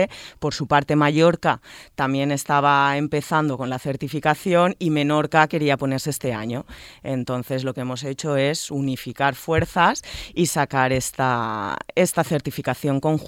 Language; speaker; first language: Spanish; native; Spanish